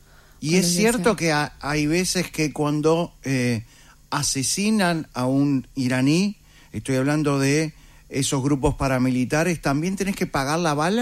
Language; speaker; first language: Spanish; native; Spanish